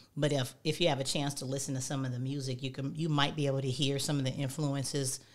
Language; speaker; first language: English; native; English